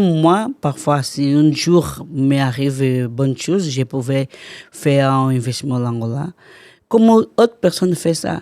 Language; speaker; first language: French; non-native, learner; Portuguese